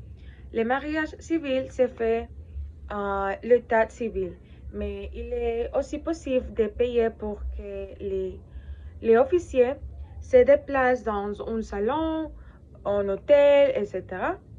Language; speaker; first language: French; non-native, learner; Spanish